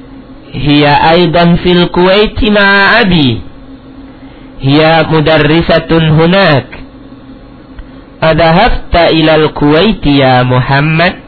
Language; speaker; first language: Arabic; non-native, fluent; Indonesian